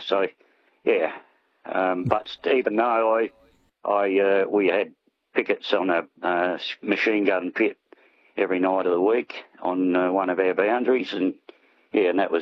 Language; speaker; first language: English; native; English